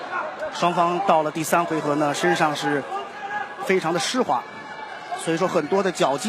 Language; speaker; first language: Chinese; native; Chinese